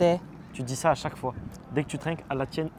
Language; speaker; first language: French; native; French